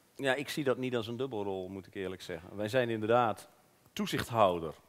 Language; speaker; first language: Dutch; native; Dutch